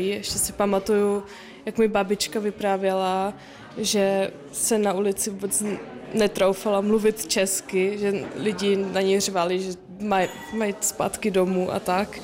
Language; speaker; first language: Czech; early bilingual, heritage; German